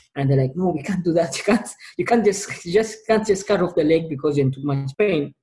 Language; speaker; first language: English; non-native, local second language; Ganda